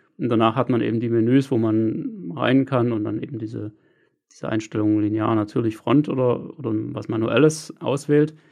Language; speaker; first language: German; native; German